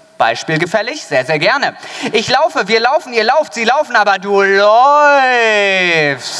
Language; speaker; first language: German; native; German